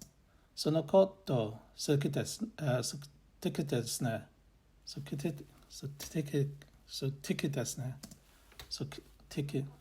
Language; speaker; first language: Japanese; non-native, learner; English